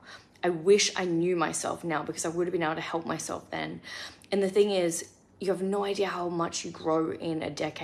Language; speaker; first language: English; native; English